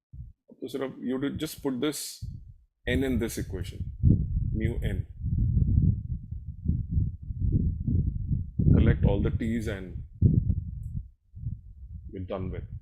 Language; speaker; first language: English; non-native, local second language; Hindi